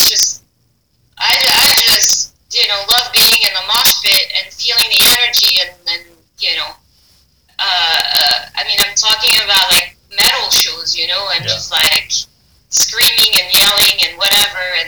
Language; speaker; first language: English; non-native, fluent; French